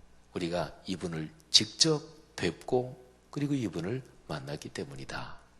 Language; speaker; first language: Korean; native; Korean